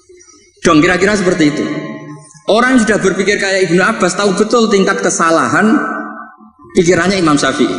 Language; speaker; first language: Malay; non-native, local second language; Javanese